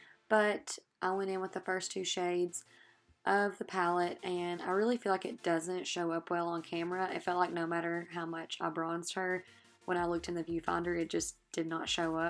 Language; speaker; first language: English; native; English